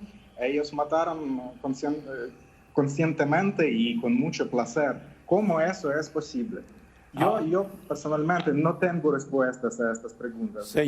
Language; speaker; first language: Spanish; non-native, fluent; Ukrainian